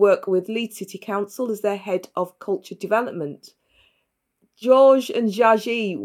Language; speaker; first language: English; native; English